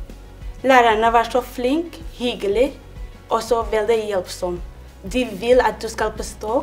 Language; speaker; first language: Norwegian; non-native, fluent; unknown